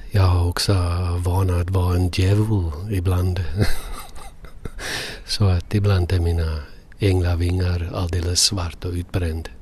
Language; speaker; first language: Swedish; non-native, fluent; English